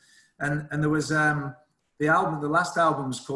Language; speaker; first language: English; native; English